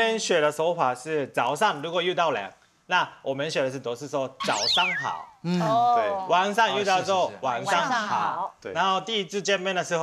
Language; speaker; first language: Chinese; non-native, learner; Japanese